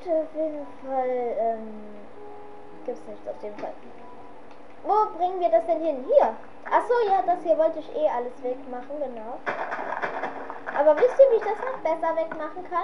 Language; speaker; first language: German; native; German